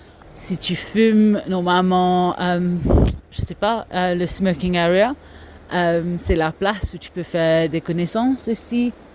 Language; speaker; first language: French; non-native, local second language; Morisyen